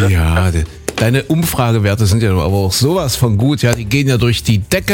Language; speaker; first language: German; native; German